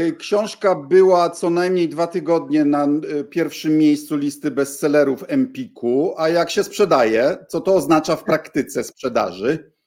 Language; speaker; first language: Polish; native; Polish